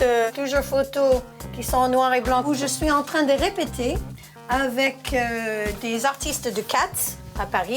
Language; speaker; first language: French; non-native, fluent; English